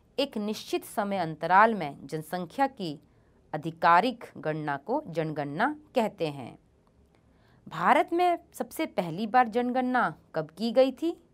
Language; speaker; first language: Hindi; native; Hindi